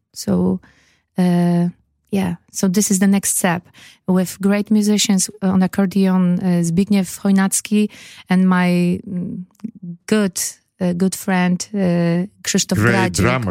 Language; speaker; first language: English; non-native, learner; Polish